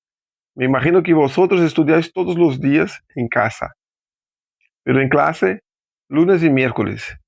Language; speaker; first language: Spanish; non-native, fluent; Portuguese